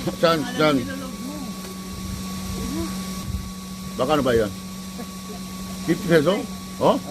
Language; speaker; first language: Filipino; non-native, learner; Korean